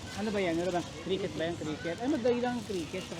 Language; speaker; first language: Filipino; native; Filipino